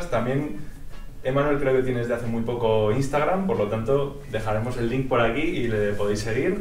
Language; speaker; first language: Spanish; native; Spanish